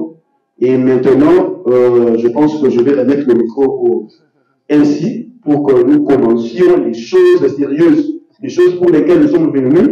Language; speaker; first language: French; non-native, local second language; Lingala